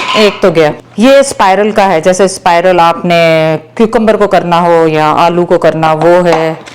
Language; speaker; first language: Urdu; native; Urdu